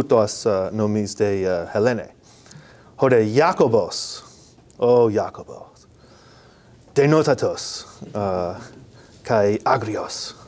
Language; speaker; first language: Greek; non-native, fluent; English